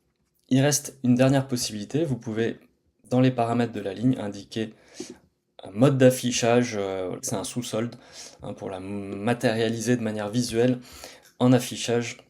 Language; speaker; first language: French; native; French